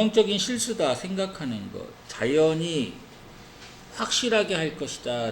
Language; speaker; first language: Korean; native; Korean